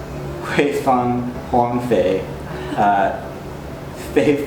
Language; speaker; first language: Chinese; non-native, learner; English